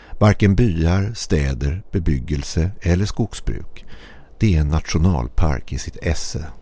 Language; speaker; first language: Swedish; native; Swedish